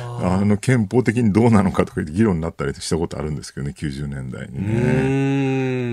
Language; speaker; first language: Japanese; native; Japanese